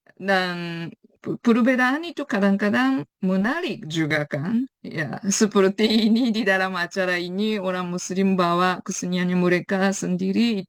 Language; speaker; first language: Indonesian; non-native, fluent; Japanese